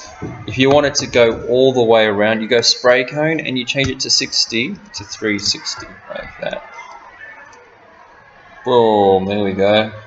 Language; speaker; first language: English; native; English